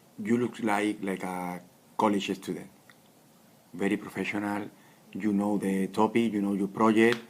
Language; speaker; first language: English; non-native, fluent; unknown